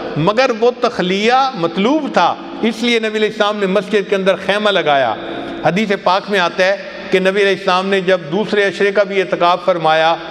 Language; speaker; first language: Urdu; non-native, local second language; Punjabi